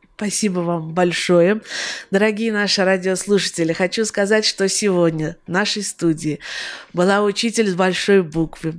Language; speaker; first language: Russian; non-native, local second language; Armenian